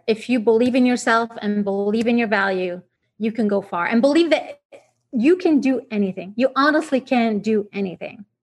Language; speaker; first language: English; non-native, fluent; Arabic